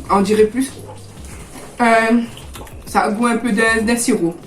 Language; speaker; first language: French; native; French